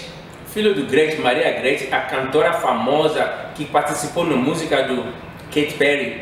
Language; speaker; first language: Portuguese; non-native, fluent; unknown